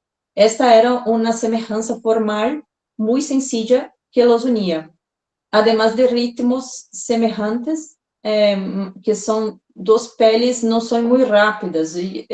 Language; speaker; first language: Spanish; non-native, fluent; Portuguese